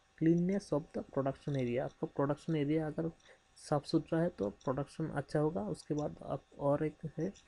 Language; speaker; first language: Hindi; non-native, local second language; Bangla